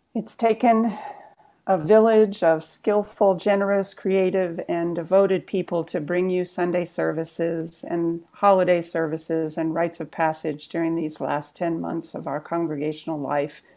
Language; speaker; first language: English; native; English